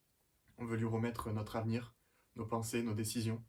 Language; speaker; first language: French; native; French